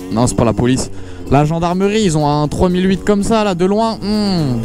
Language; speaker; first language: French; native; French